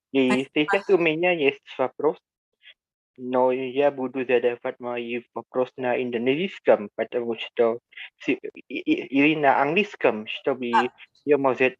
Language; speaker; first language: Russian; non-native, learner; Indonesian